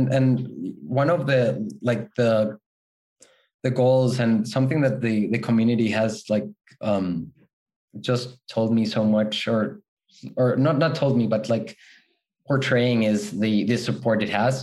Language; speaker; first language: English; non-native, fluent; Spanish